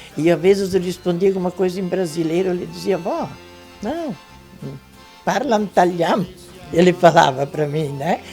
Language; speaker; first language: Portuguese; non-native, local second language; Venetian